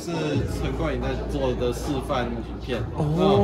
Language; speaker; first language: Chinese; native; Chinese